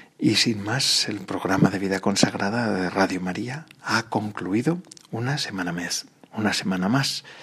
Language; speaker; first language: Spanish; native; Spanish